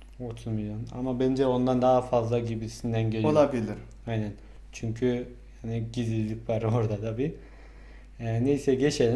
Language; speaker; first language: Turkish; non-native, fluent; Mongolian